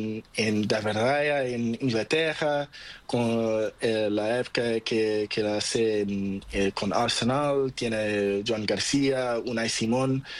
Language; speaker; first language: Spanish; non-native, learner; Portuguese